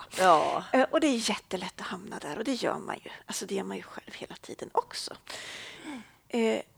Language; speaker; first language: Swedish; native; Swedish